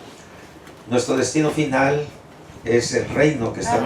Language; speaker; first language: Spanish; native; Spanish